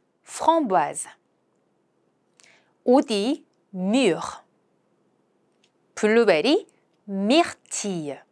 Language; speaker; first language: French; non-native, fluent; Korean